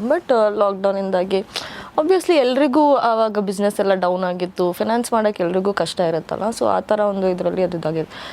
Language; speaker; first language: Kannada; non-native, local second language; Malayalam